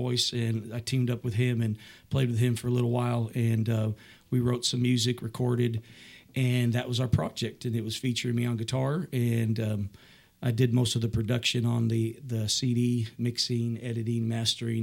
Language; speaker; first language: English; native; English